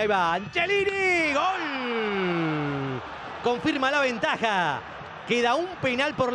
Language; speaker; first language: Spanish; native; Spanish